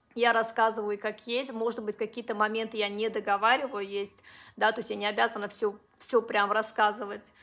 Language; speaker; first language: Russian; non-native, local second language; Uzbek